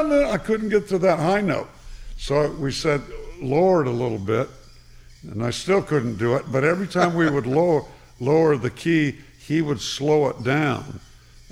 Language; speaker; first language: English; native; English